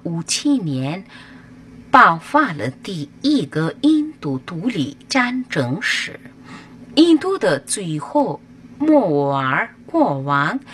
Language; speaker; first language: Chinese; non-native, fluent; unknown